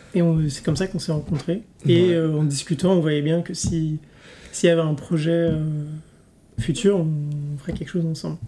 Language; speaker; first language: French; native; French